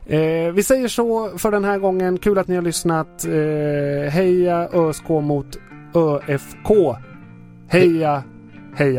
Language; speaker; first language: Swedish; native; Swedish